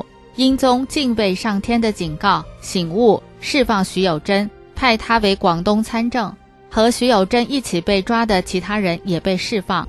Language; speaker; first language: Chinese; native; Chinese